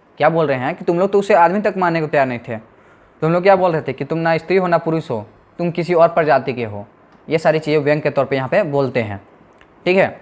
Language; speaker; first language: Hindi; native; Hindi